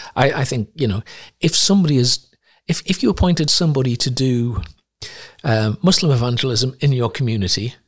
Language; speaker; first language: English; native; English